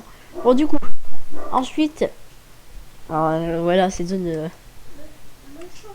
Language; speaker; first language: French; native; French